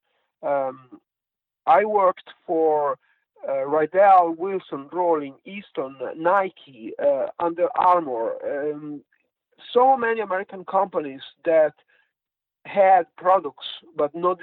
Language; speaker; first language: English; non-native, fluent; Italian